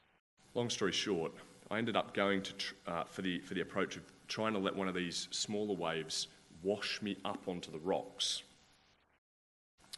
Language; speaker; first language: English; native; English